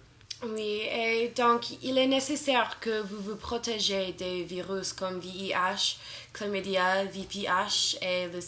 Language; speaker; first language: French; non-native, learner; English